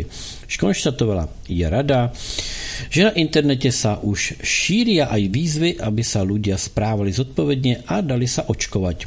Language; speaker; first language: Czech; native; Czech